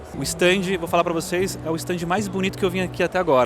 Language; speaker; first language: Portuguese; native; Portuguese